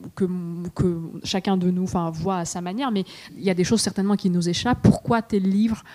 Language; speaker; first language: French; non-native, fluent; Russian